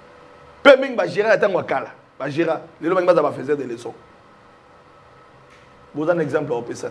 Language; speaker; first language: French; non-native, local second language; Lingala